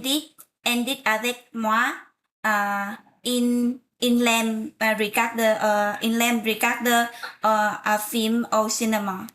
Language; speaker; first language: French; non-native, learner; Vietnamese